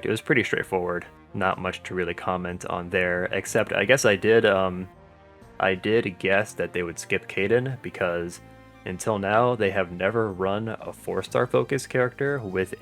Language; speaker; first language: English; native; English